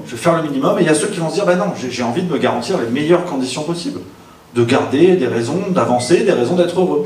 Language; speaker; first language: French; native; French